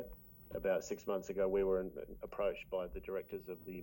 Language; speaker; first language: English; native; English